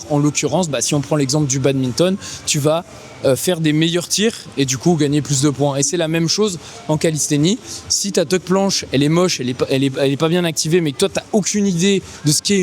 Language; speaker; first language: French; native; French